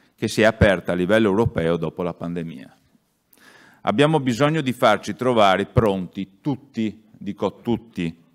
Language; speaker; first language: Italian; native; Italian